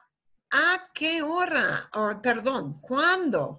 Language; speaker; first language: Spanish; non-native, fluent; English